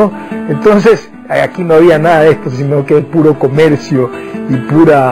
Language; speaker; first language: Spanish; native; Spanish